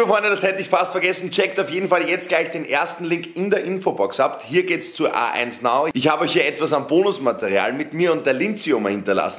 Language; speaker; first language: German; native; German